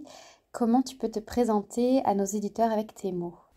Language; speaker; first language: French; native; French